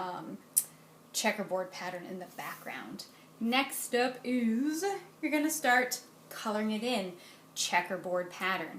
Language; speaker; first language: English; native; English